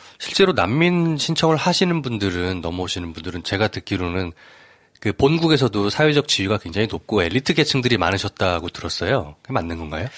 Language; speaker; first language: Korean; native; Korean